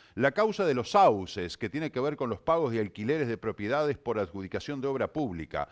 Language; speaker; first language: Spanish; native; Spanish